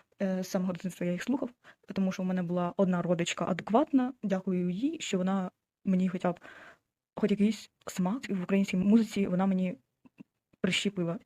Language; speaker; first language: Ukrainian; non-native, local second language; Russian